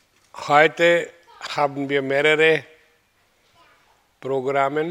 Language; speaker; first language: German; non-native, fluent; Hindi